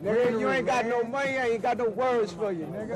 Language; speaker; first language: English; native; English